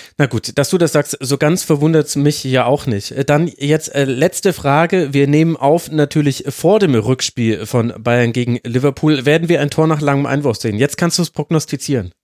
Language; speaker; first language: German; native; German